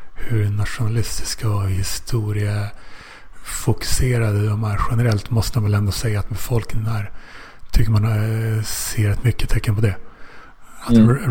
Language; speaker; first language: Swedish; native; Swedish